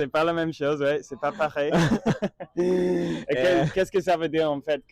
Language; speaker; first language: French; non-native, learner; English